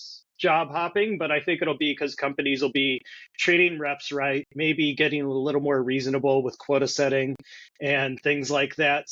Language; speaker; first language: English; native; English